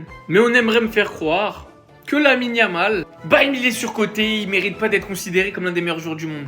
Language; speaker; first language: French; native; French